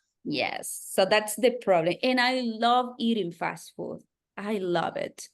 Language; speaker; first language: English; non-native, fluent; Spanish